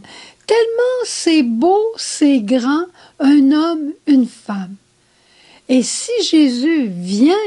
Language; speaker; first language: French; native; French